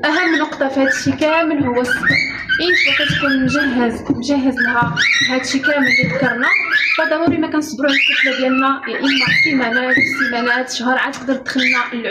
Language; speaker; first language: Arabic; native; Arabic